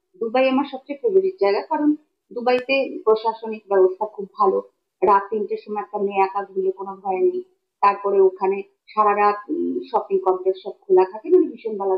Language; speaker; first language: Bangla; native; Bangla